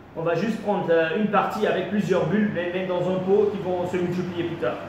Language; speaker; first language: French; non-native, local second language; Arabic